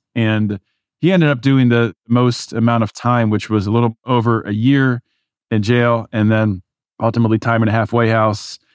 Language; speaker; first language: English; native; English